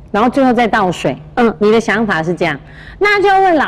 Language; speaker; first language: Chinese; native; Chinese